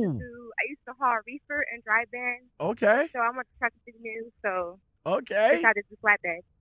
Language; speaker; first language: English; native; English